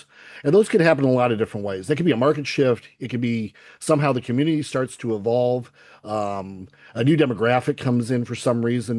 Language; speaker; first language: English; native; English